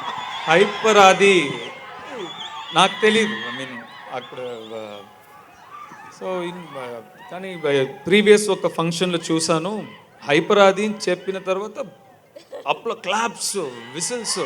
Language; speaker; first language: Telugu; non-native, learner; Tamil